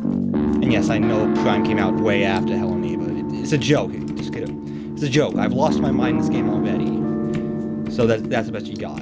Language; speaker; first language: English; native; English